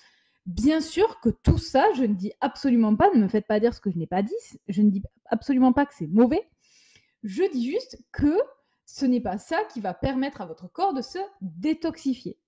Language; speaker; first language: French; native; French